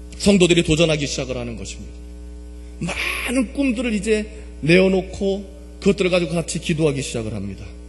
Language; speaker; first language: Korean; native; Korean